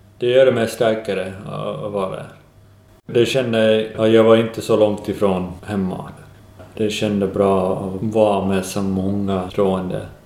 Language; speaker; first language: Swedish; non-native, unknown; English